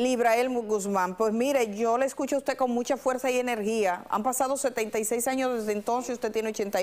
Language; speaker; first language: Spanish; native; Spanish